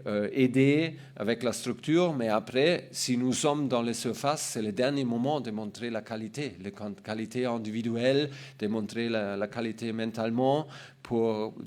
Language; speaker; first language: French; non-native, learner; German